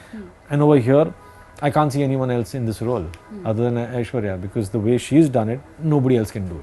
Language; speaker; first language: English; non-native, local second language; Hindi